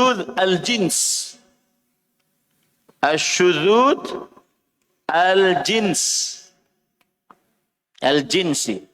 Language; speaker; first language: Arabic; non-native, fluent; Indonesian